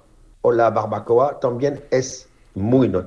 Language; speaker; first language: Spanish; non-native, learner; French